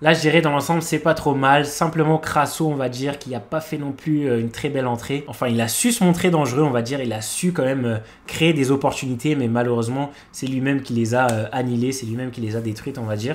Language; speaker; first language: French; native; French